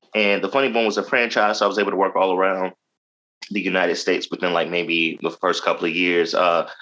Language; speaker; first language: English; native; English